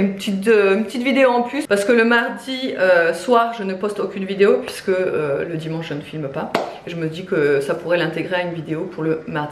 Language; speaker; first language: French; native; French